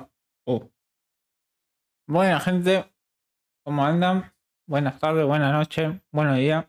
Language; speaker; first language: Spanish; native; Spanish